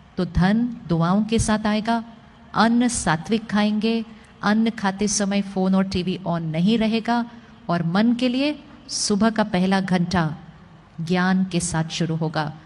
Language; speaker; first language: Hindi; native; Hindi